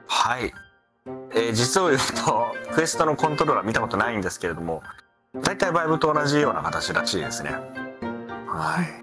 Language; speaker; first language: Japanese; native; Japanese